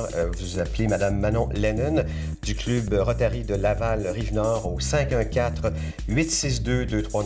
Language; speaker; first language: French; native; French